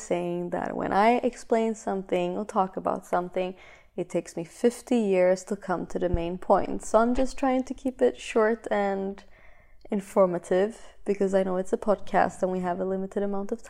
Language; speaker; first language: English; non-native, fluent; Swedish